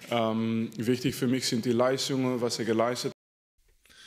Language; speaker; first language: German; non-native, fluent; French